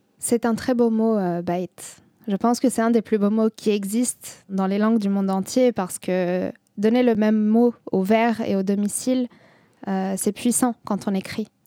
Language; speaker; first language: French; non-native, local second language; Arabic